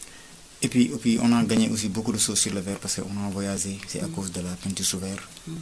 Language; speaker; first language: French; non-native, local second language; Wolof